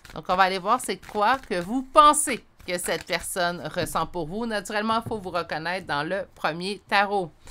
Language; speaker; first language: French; native; French